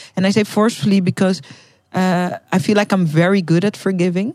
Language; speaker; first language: English; non-native, fluent; Dutch